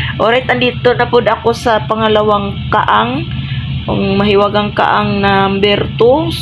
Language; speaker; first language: Filipino; non-native, local second language; Cebuano